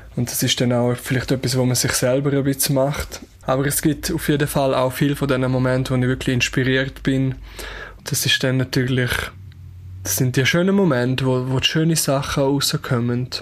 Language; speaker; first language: German; non-native, local second language; Romansh